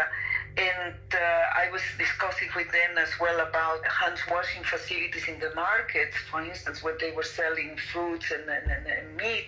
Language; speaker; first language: English; non-native, fluent; Spanish